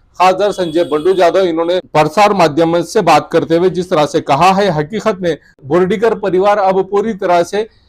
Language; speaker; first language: Hindi; non-native, local second language; Urdu